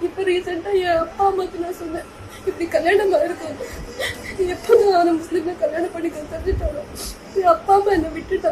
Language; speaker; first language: Tamil; non-native, local second language; Kannada